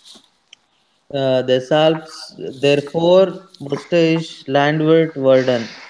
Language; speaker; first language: German; non-native, learner; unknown